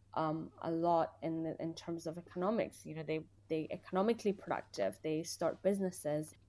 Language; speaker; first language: English; early bilingual, other home language; Persian